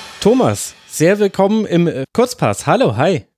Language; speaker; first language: German; native; German